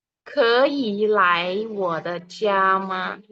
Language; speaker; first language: Chinese; non-native, fluent; Indonesian